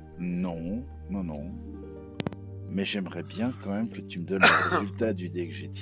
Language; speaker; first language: French; native; French